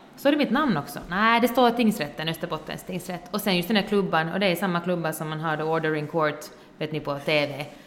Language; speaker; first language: Swedish; native; Swedish